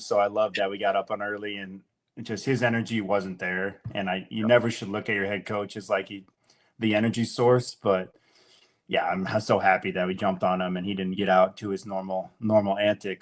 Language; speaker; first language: English; native; English